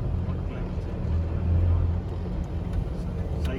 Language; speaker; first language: English; non-native, learner; Tamil